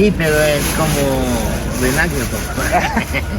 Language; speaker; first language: Spanish; non-native, learner; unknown